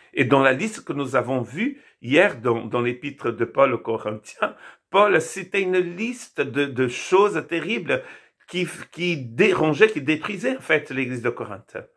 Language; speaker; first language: French; non-native, fluent; Portuguese